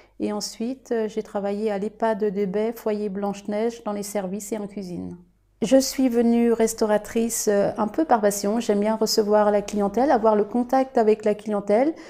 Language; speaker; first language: French; native; French